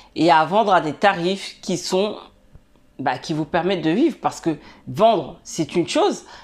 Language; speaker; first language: French; native; French